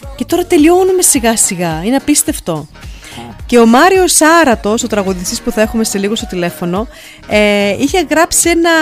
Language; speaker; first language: Greek; native; Greek